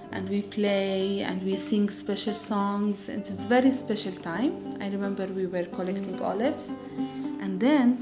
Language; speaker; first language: English; non-native, fluent; Arabic